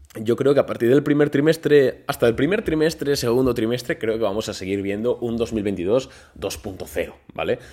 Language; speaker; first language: Spanish; native; Spanish